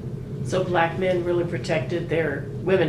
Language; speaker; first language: English; native; English